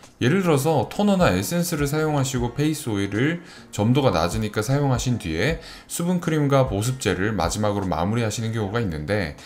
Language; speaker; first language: Korean; native; Korean